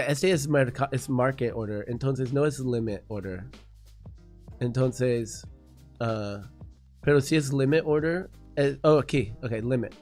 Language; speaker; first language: Spanish; non-native, learner; English